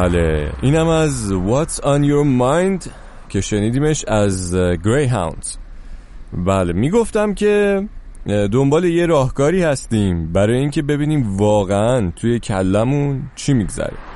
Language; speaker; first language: Persian; native; Persian